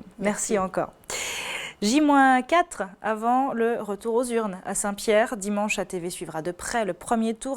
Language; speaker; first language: French; native; French